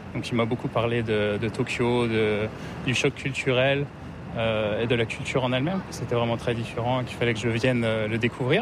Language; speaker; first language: French; native; French